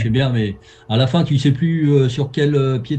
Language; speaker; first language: French; native; French